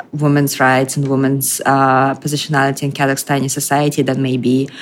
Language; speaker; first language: English; non-native, fluent; Russian